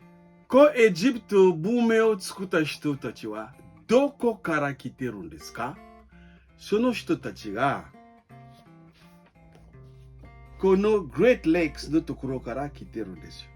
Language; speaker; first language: Japanese; non-native, fluent; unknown